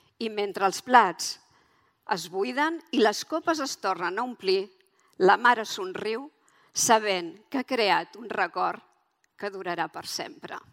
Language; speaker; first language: Catalan; native; Catalan